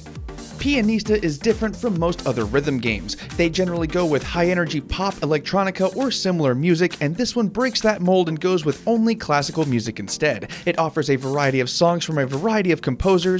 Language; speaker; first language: English; native; English